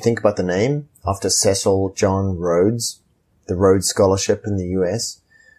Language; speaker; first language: English; native; English